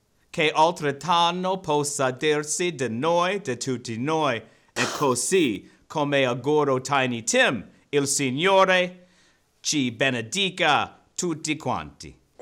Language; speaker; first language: Italian; non-native, learner; English